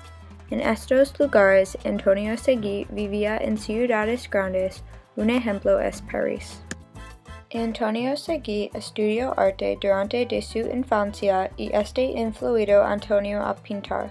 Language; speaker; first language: Spanish; non-native, learner; English